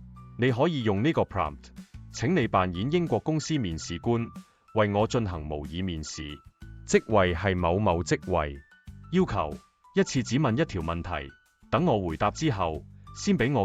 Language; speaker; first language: Cantonese; native; Cantonese